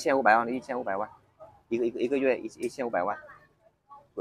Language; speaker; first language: Chinese; non-native, fluent; Vietnamese